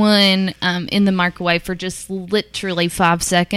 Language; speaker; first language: English; native; English